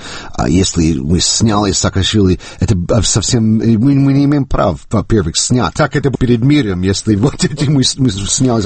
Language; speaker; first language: Russian; non-native, fluent; English